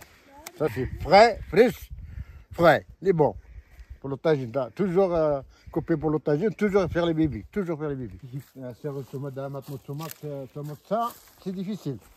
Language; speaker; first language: French; non-native, learner; Arabic